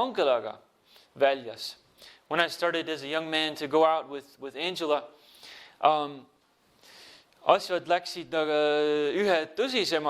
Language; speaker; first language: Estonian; non-native, fluent; English